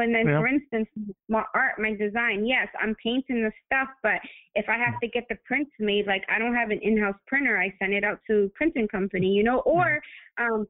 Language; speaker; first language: English; native; English